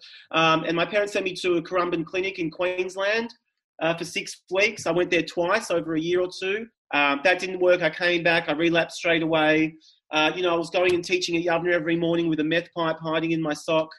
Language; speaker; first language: English; native; English